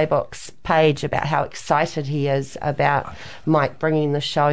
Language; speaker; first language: English; native; English